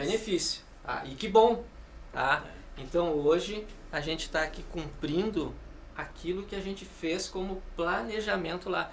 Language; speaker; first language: Portuguese; native; Portuguese